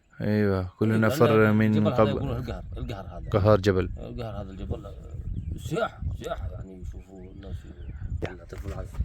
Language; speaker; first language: Arabic; non-native, learner; Malayalam